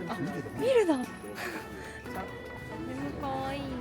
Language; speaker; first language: Japanese; native; Japanese